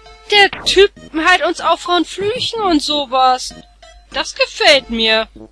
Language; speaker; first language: German; native; German